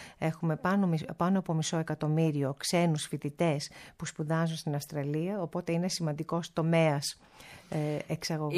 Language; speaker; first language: Greek; early bilingual, heritage; Greek